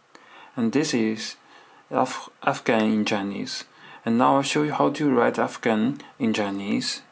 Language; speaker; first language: English; non-native, learner; Chinese